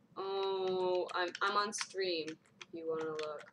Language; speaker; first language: English; native; English